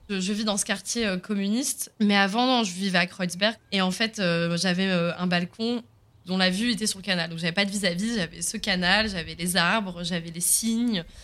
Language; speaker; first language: French; early bilingual, other home language; Swiss German